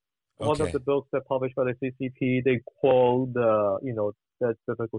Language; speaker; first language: English; non-native, local second language; Cantonese